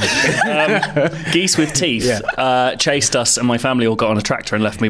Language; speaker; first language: English; native; English